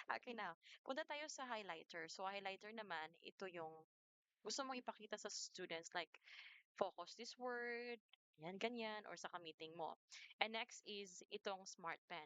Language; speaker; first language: Filipino; non-native, local second language; Cebuano